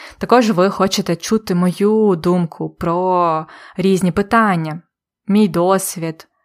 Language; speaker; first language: Ukrainian; native; Ukrainian